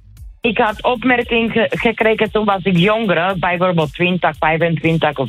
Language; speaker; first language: Dutch; non-native, learner; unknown